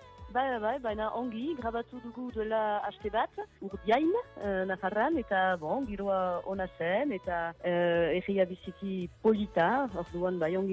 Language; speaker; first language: Basque; non-native, local second language; French